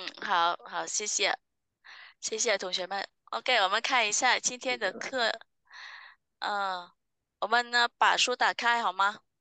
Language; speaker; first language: Chinese; non-native, fluent; Vietnamese